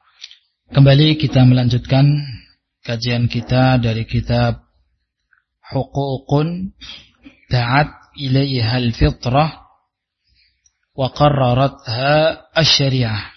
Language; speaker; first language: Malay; non-native, local second language; Javanese